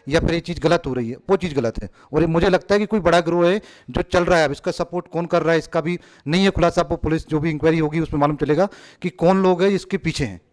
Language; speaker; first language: Hindi; native; Hindi